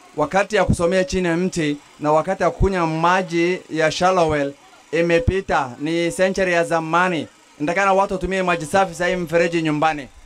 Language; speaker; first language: Swahili; non-native, local second language; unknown